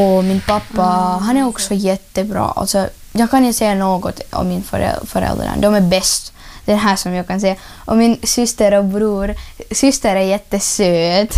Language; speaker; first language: Swedish; non-native, learner; Russian